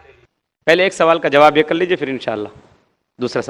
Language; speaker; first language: Hindi; native; Hindi